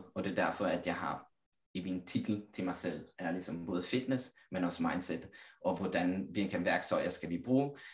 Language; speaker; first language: Danish; non-native, fluent; Italian